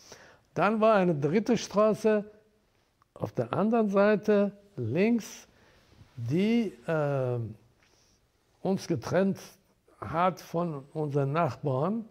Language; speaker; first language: German; non-native, fluent; Persian